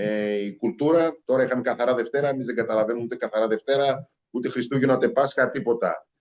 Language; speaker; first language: Greek; native; Greek